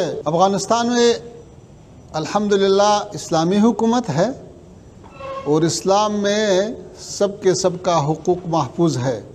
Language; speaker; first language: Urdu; non-native, fluent; Pashto